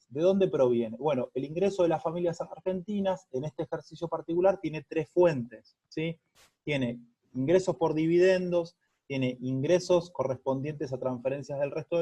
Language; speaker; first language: Spanish; native; Spanish